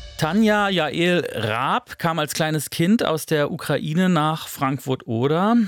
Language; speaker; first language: German; native; German